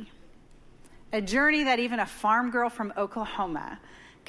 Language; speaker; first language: English; native; English